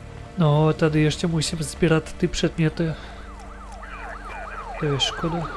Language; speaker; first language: Czech; non-native, learner; Ukrainian